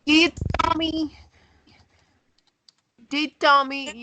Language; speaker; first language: English; non-native, learner; Spanish